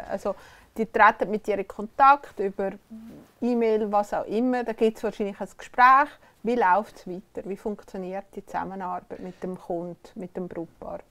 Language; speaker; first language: German; native; German